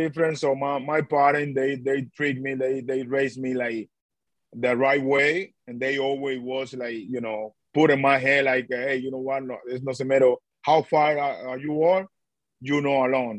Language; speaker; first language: English; non-native, learner; Spanish